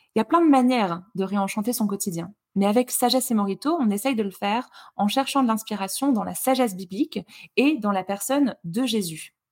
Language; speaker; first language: French; native; French